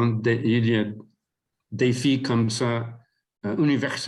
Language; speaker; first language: French; non-native, learner; English